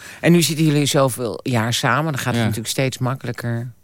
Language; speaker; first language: Dutch; native; Dutch